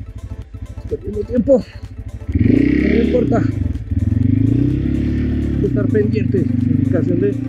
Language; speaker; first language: Spanish; native; Spanish